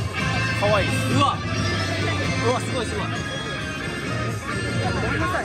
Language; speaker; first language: Japanese; native; Japanese